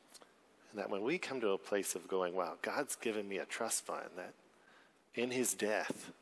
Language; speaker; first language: English; native; English